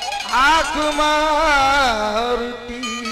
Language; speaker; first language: Urdu; native; Urdu